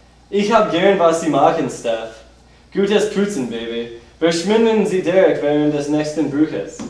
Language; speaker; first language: German; non-native, learner; English